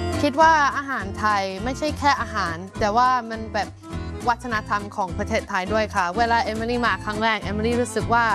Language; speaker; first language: Thai; non-native, fluent; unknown